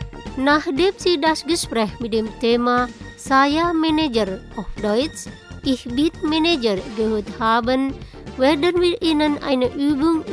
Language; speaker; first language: German; non-native, learner; Indonesian